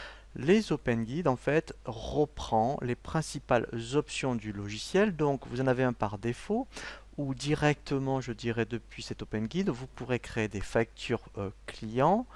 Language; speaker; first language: French; native; French